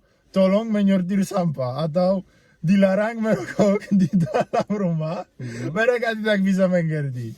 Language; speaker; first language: Indonesian; non-native, learner; Polish